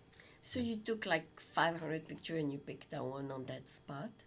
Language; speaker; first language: English; non-native, fluent; French